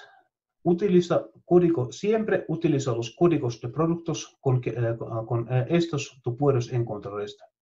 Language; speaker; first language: Spanish; non-native, fluent; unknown